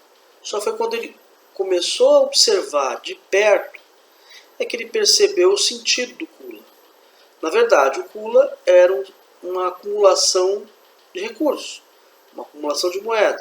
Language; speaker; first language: Portuguese; native; Portuguese